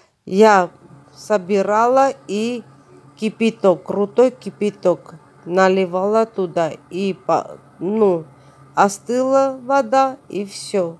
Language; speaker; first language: Russian; non-native, fluent; Armenian